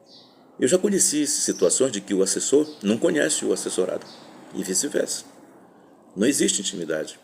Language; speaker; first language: Portuguese; native; Portuguese